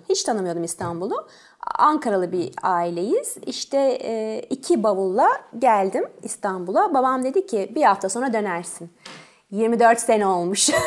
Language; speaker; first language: Turkish; early bilingual, other home language; French